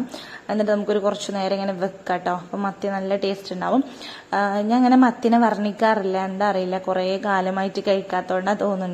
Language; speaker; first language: Malayalam; native; Malayalam